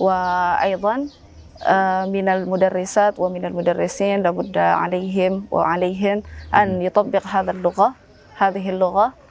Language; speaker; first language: Arabic; non-native, fluent; Indonesian